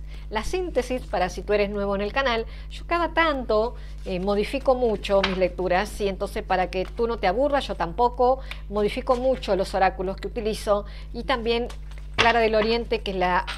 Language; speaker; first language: Spanish; native; Spanish